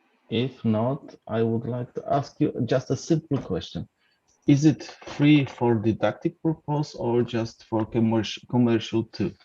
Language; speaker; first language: English; non-native, fluent; Polish